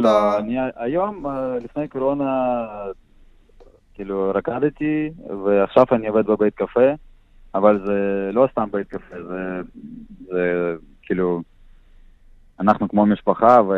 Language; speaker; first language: Hebrew; non-native, learner; Russian